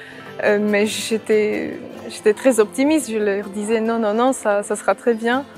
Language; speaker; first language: French; non-native, fluent; Czech